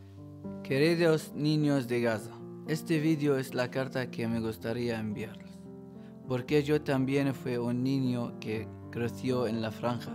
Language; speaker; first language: Spanish; non-native, fluent; Arabic